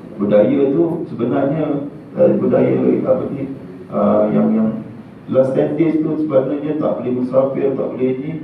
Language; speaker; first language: Malay; native; Malay